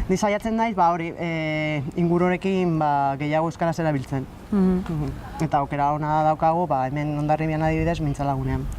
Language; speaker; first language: Basque; non-native, local second language; Spanish